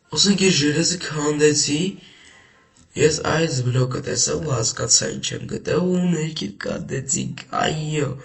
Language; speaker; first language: Armenian; native; Armenian